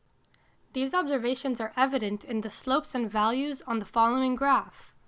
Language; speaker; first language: English; native; English